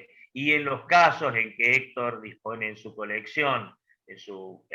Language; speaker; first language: Spanish; native; Spanish